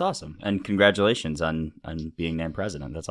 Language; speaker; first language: English; native; English